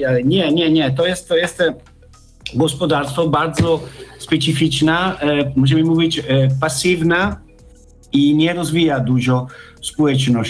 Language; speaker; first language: Polish; non-native, learner; Italian